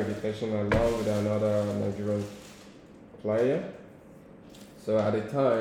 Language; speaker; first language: English; non-native, local second language; Igbo